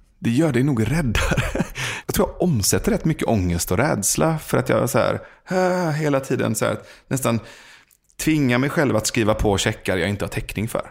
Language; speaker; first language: Swedish; early bilingual, other home language; Persian